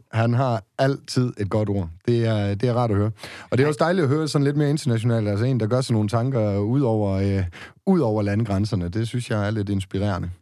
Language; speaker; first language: Danish; native; Danish